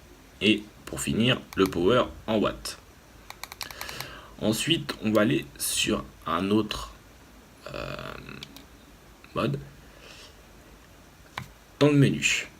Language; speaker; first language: French; native; French